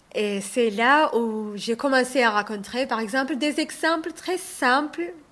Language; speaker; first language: French; non-native, learner; Somali